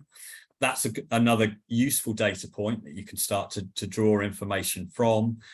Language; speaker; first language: English; native; English